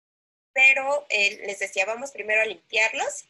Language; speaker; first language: Spanish; native; Spanish